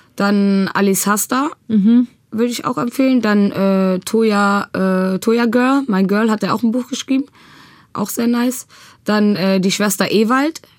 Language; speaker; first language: German; early bilingual, other home language; Tigrinya